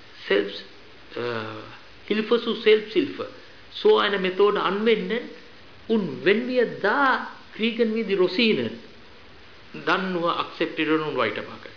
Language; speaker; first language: German; non-native, fluent; Sinhala